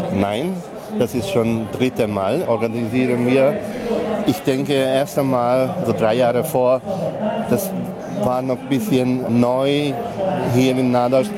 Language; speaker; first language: German; non-native, local second language; Hungarian